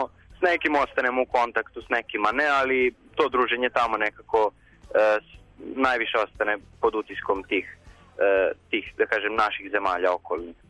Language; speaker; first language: Serbian; native; Serbian